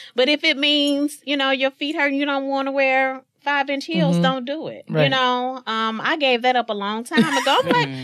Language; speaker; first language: English; native; English